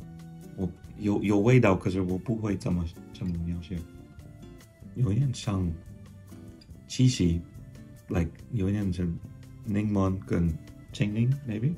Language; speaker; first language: Chinese; non-native, fluent; English